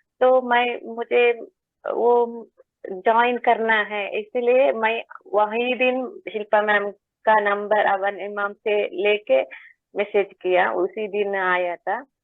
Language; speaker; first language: Hindi; non-native, local second language; Kannada